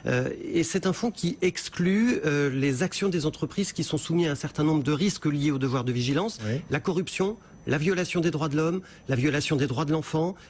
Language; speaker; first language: French; native; French